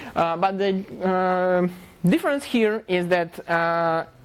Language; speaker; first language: English; non-native, fluent; Russian